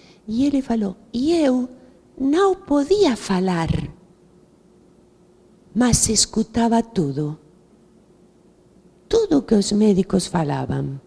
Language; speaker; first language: Portuguese; non-native, fluent; Spanish